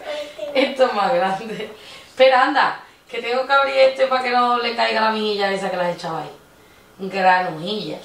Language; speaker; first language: Spanish; native; Spanish